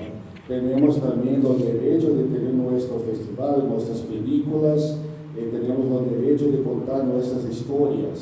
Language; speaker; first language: Spanish; non-native, learner; Portuguese